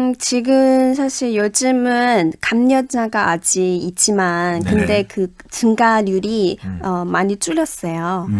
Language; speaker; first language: Korean; non-native, fluent; Chinese